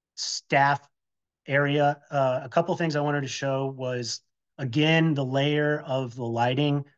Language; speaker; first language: English; native; English